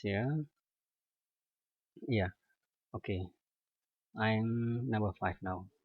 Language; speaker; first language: English; non-native, learner; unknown